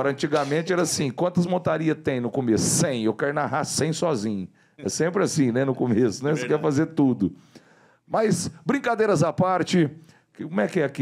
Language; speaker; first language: Portuguese; native; Portuguese